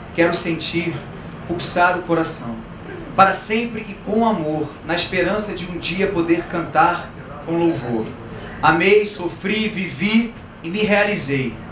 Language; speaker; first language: Portuguese; native; Portuguese